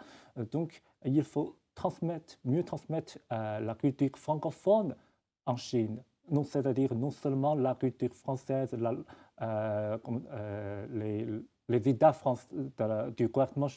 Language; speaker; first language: French; non-native, fluent; Chinese